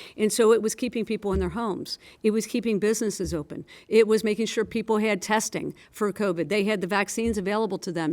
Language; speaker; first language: English; native; English